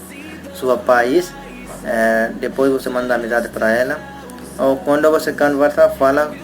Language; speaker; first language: Portuguese; non-native, learner; Hindi